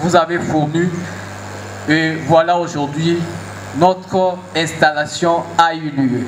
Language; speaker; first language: French; non-native, local second language; Luba-Lulua